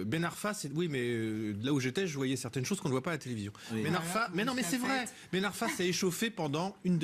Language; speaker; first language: French; native; French